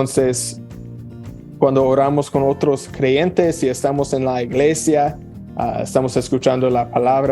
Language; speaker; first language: Spanish; non-native, fluent; English